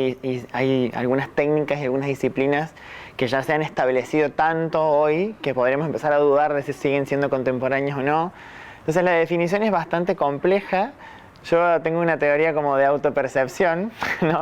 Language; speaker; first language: Spanish; native; Spanish